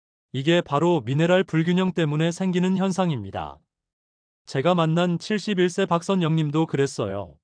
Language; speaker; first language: Korean; native; Korean